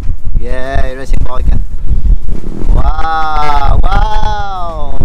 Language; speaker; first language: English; non-native, learner; Vietnamese